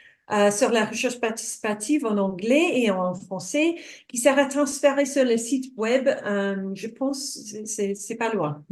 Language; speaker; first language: French; non-native, fluent; English